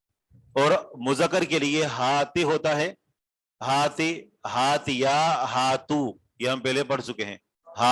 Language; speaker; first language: Urdu; native; Urdu